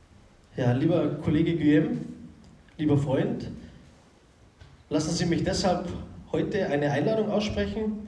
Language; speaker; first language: German; native; German